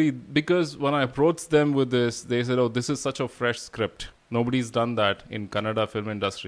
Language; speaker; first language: English; non-native, local second language; Kannada